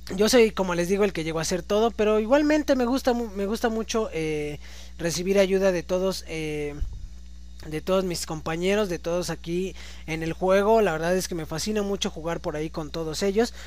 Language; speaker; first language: Spanish; native; Spanish